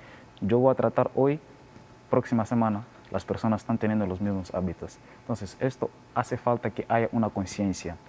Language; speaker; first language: Spanish; non-native, learner; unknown